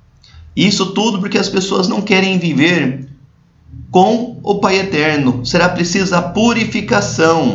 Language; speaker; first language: Portuguese; native; Portuguese